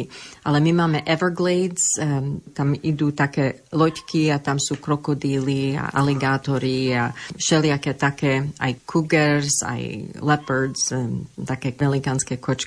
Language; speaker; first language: Slovak; early bilingual, heritage; Slovak